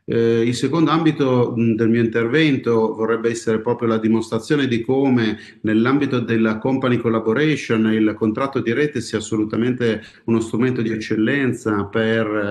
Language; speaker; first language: Italian; native; Italian